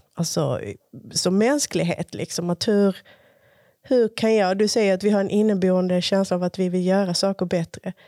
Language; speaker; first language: Swedish; early bilingual, other home language; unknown